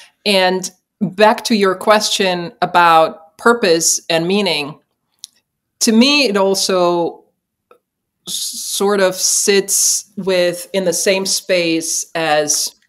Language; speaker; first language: English; non-native, fluent; Czech